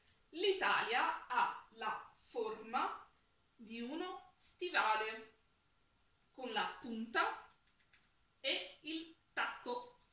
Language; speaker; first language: Italian; non-native, learner; French